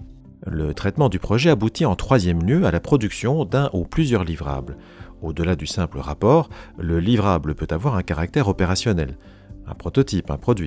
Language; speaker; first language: French; native; French